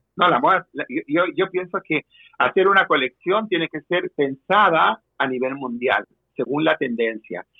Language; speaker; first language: Spanish; native; Spanish